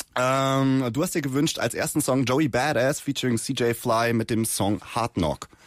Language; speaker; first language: German; native; German